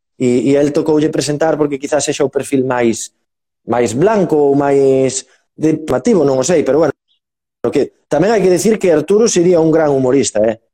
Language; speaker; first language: Galician; native; Galician